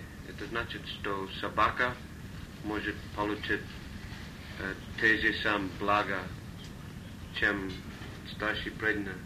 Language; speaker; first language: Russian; non-native, learner; English